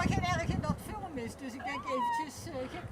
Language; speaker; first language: Dutch; native; Dutch